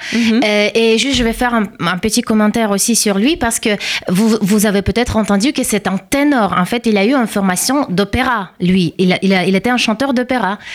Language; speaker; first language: French; non-native, fluent; Russian